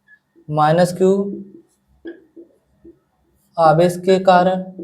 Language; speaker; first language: Hindi; native; Hindi